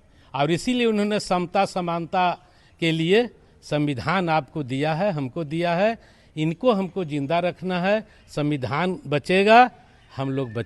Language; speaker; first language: Hindi; native; Hindi